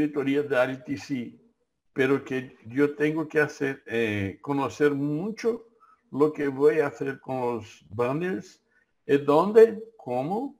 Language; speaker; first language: Spanish; non-native, learner; Portuguese